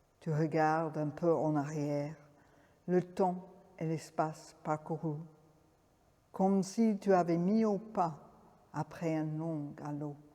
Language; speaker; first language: French; non-native, fluent; English